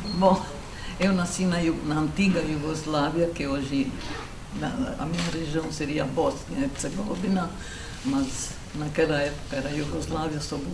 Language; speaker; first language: Portuguese; non-native, fluent; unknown